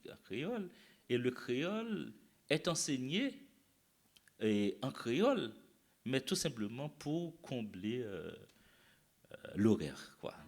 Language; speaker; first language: French; non-native, local second language; Haitian Creole